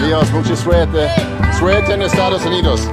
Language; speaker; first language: Spanish; non-native, learner; English